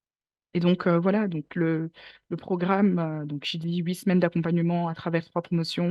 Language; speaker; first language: French; native; French